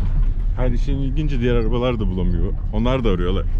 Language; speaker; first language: Turkish; native; Turkish